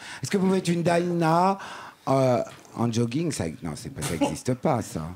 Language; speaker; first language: French; native; French